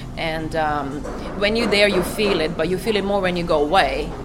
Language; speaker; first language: English; non-native, fluent; Croatian